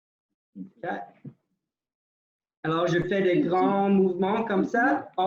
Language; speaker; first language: French; non-native, local second language; English